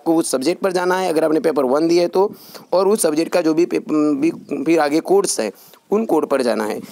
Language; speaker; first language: Hindi; non-native, local second language; Marathi